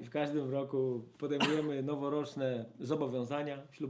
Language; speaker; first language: Polish; native; Polish